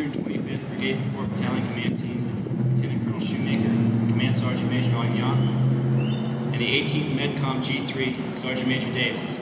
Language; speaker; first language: English; native; English